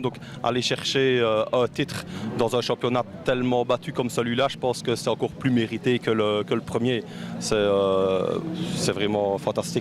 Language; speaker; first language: French; native; French